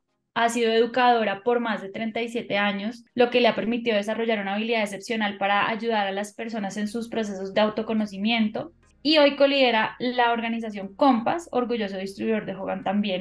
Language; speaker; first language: Spanish; native; Spanish